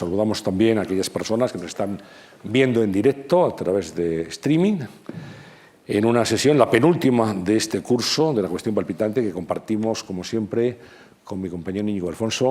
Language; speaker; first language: Spanish; native; Spanish